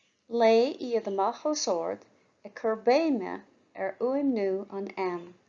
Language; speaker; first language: Irish; non-native, local second language; English